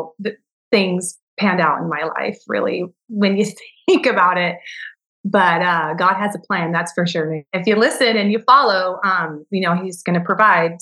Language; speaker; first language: English; native; English